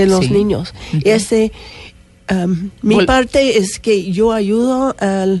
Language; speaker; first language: Spanish; non-native, learner; English